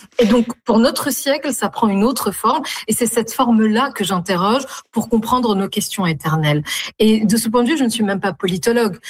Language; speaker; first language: French; non-native, local second language; Arabic